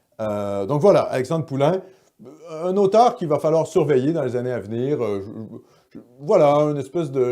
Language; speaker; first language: French; native; French